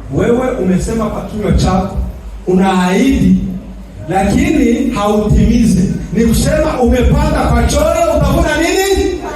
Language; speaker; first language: Swahili; non-native, local second language; Kinyarwanda